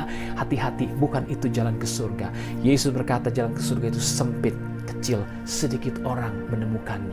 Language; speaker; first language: Indonesian; native; Indonesian